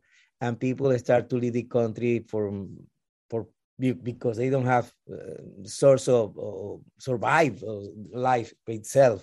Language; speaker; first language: English; non-native, learner; Spanish